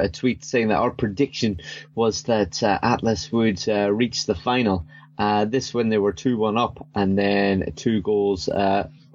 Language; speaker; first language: English; native; English